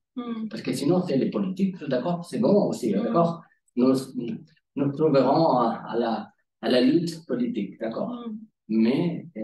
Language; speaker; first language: French; non-native, learner; Spanish